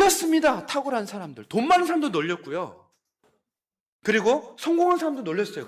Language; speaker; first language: Korean; native; Korean